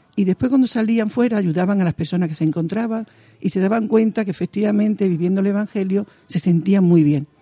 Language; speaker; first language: Spanish; native; Spanish